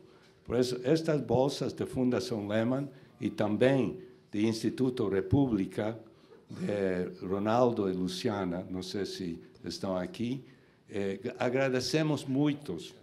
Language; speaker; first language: Portuguese; non-native, learner; Spanish